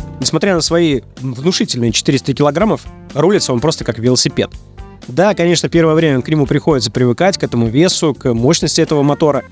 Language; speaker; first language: Russian; native; Russian